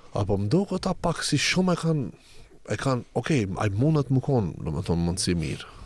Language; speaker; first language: Albanian; native; Albanian